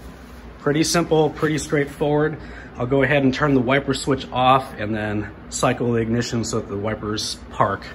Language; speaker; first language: English; native; English